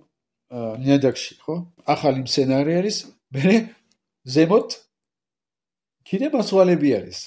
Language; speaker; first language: Georgian; non-native, learner; French